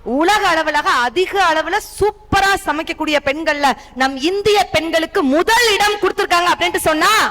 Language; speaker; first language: Tamil; native; Tamil